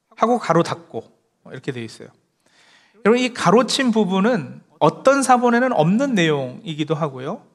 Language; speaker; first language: Korean; early bilingual, heritage; Korean